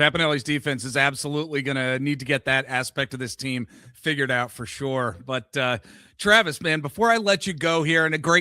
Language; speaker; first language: English; native; English